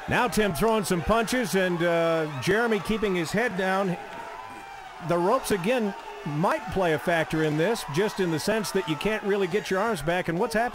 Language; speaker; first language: English; native; English